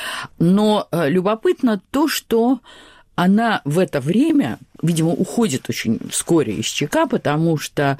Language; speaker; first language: Russian; native; Russian